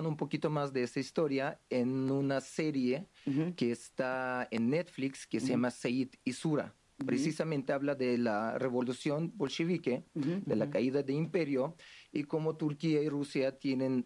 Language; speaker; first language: Spanish; non-native, fluent; Uzbek